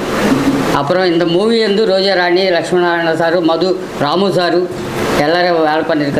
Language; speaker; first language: Tamil; non-native, learner; Telugu